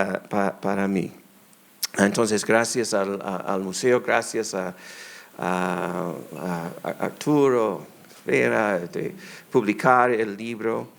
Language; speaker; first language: Spanish; non-native, fluent; English